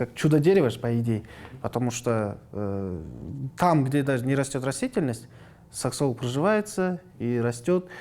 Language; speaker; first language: Russian; non-native, local second language; Kazakh